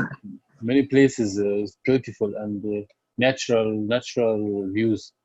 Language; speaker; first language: English; non-native, learner; Arabic